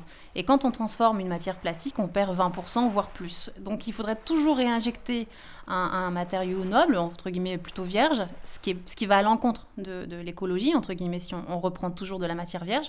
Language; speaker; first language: French; native; French